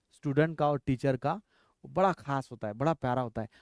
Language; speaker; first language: Hindi; non-native, local second language; Marathi